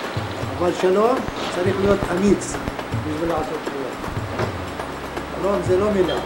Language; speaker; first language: Hebrew; non-native, local second language; Arabic